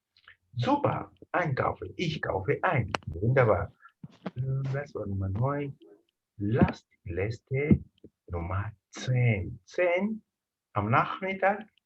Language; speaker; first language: German; non-native, fluent; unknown